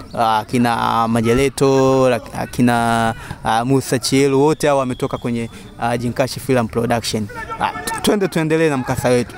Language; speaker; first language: Swahili; native; Swahili